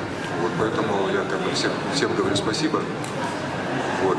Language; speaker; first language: Russian; native; Russian